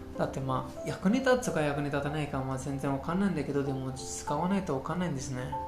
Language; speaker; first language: Japanese; non-native, fluent; Hindi